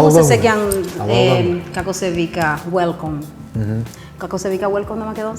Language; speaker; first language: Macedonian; non-native, learner; Spanish